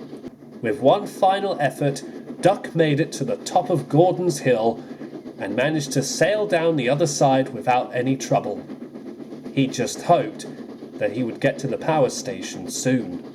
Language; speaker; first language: English; native; English